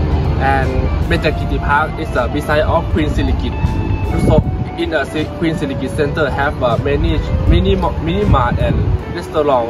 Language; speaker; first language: English; non-native, learner; Thai